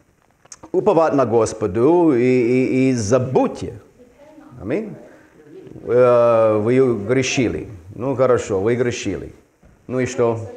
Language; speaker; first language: Russian; non-native, fluent; English